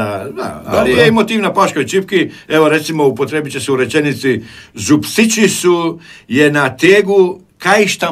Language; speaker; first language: Croatian; native; Croatian